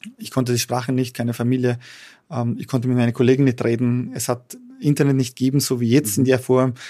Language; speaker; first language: German; non-native, fluent; Albanian